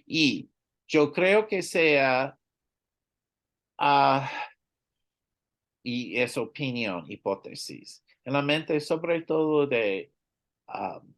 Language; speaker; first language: Spanish; non-native, learner; English